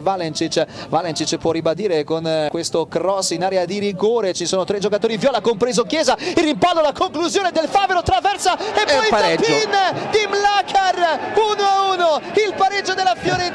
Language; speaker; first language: Italian; native; Italian